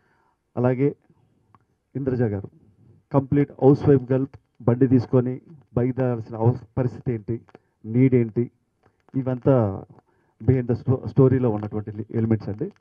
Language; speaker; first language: Telugu; native; Telugu